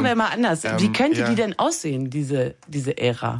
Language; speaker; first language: German; native; German